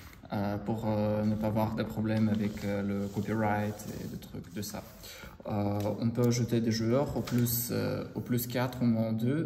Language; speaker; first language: French; non-native, learner; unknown